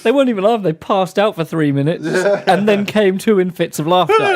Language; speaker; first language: English; native; English